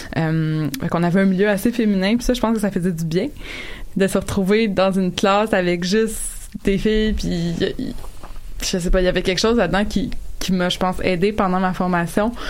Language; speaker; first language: French; native; French